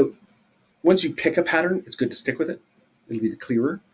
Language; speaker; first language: English; native; English